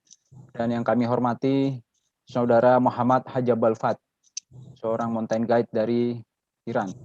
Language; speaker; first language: Indonesian; native; Indonesian